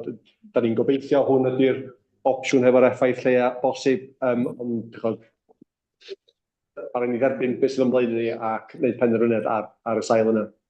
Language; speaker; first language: Welsh; native; Welsh